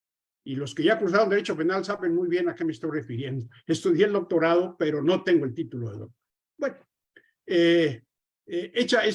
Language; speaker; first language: Spanish; native; Spanish